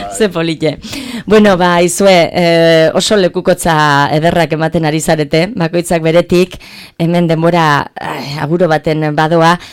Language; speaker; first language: Basque; native; Basque